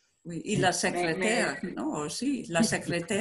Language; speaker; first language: French; non-native, learner; Spanish